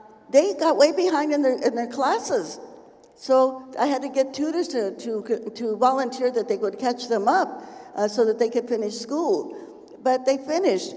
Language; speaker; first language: English; early bilingual, other home language; Spanish